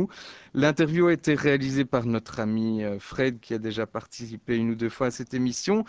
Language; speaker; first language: French; native; French